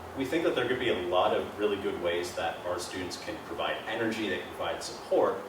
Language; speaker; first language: English; native; English